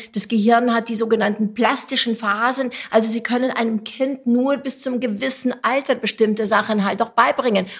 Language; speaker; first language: German; non-native, fluent; Romanian